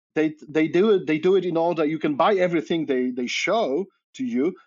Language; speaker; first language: English; non-native, fluent; Polish